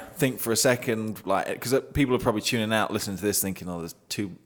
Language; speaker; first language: English; native; English